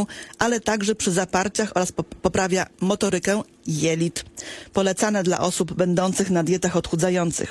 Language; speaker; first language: Polish; native; Polish